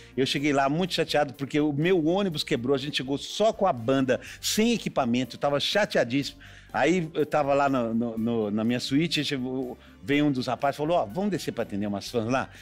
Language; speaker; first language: Portuguese; native; Portuguese